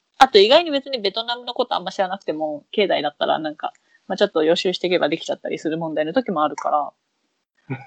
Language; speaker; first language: Japanese; native; Japanese